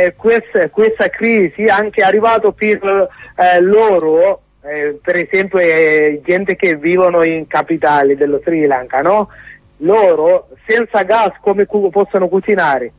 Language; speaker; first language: Italian; non-native, learner; Sinhala